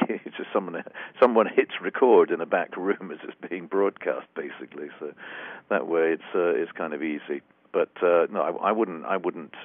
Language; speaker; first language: English; native; English